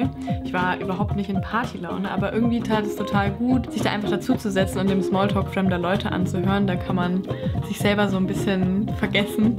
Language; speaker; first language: German; native; German